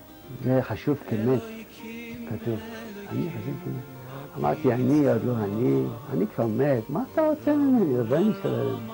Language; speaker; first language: Hebrew; non-native, fluent; Yiddish